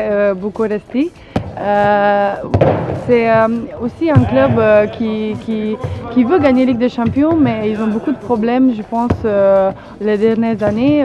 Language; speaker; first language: French; non-native, fluent; Slovenian